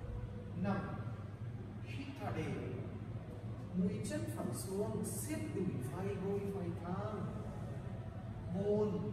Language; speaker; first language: Vietnamese; non-native, learner; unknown